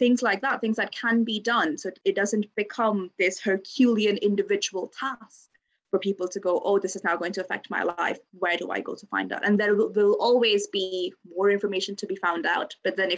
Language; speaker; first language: English; non-native, local second language; Bangla